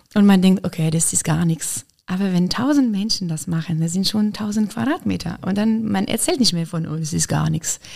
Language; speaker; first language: German; non-native, fluent; French